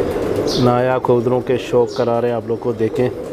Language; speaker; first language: Urdu; native; Urdu